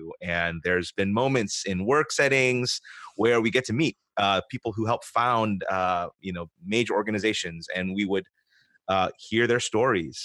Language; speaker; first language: English; native; English